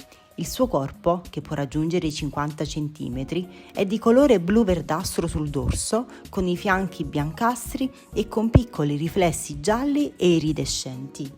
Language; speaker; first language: Italian; native; Italian